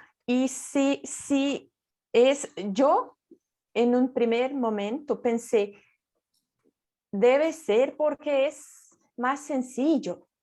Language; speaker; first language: Spanish; non-native, fluent; Portuguese